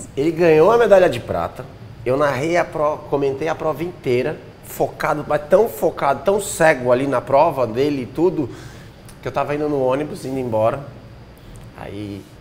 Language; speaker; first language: Portuguese; native; Portuguese